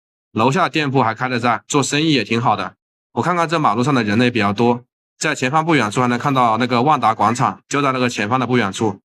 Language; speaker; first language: Chinese; native; Chinese